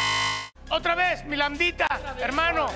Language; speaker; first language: Spanish; native; Spanish